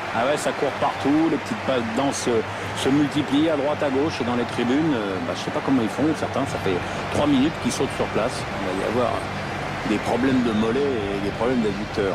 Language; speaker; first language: French; native; French